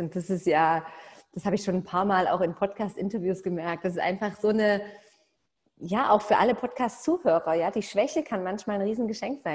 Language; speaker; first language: German; native; German